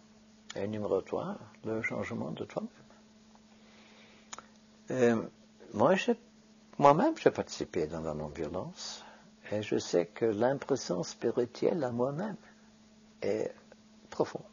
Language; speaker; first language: French; non-native, fluent; Norwegian